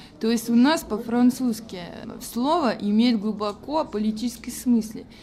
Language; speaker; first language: Russian; non-native, fluent; French